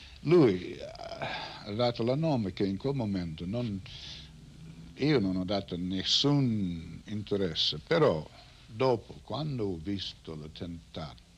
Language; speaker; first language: Italian; non-native, learner; English